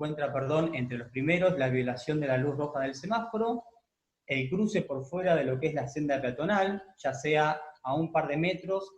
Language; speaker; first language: Spanish; native; Spanish